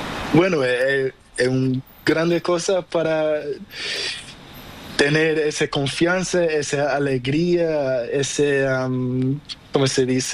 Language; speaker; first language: Spanish; non-native, learner; Portuguese